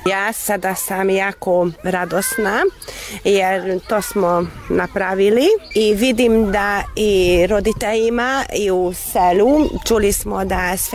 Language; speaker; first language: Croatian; non-native, local second language; Hungarian